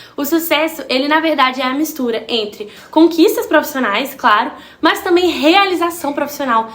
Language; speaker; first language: Portuguese; native; Portuguese